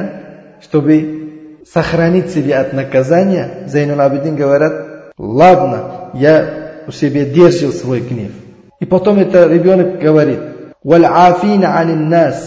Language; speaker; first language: Russian; non-native, learner; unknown